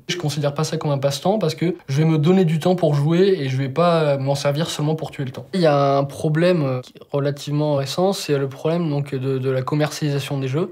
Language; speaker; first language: French; native; French